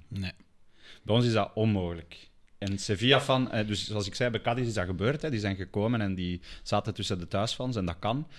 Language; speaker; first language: Dutch; early bilingual, other home language; Spanish